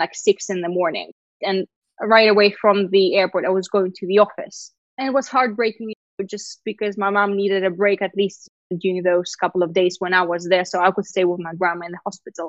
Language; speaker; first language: English; non-native, fluent; Russian